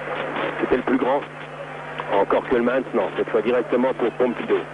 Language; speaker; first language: French; native; French